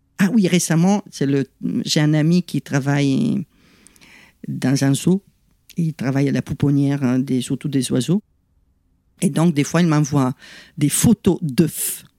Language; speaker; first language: French; non-native, fluent; Italian